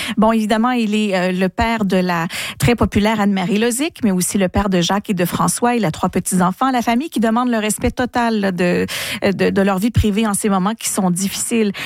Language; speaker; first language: French; native; French